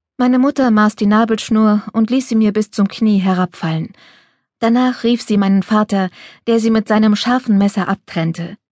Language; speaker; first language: German; native; German